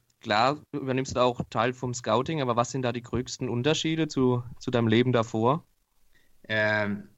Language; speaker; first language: German; native; German